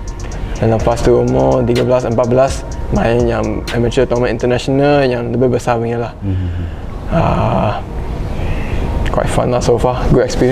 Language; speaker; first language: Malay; non-native, local second language; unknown